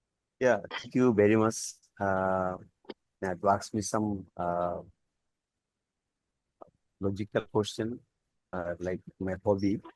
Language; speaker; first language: English; non-native, learner; Bangla